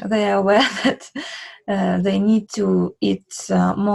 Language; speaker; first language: English; non-native, learner; Russian